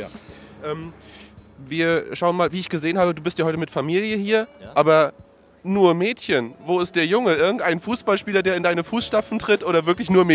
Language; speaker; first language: German; native; German